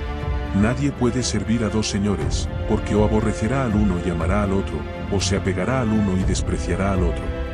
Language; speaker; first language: Spanish; native; Spanish